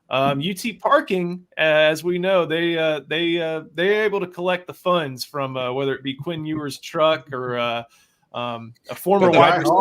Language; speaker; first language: English; native; English